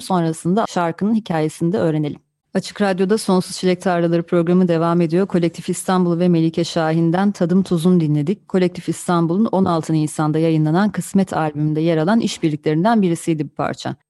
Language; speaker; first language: Turkish; native; Turkish